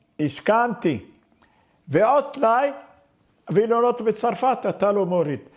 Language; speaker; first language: Hebrew; non-native, fluent; Arabic